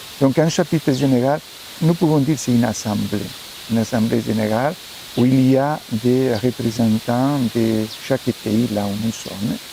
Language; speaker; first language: French; non-native, fluent; Spanish